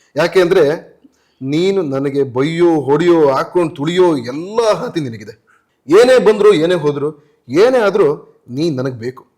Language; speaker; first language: Kannada; native; Kannada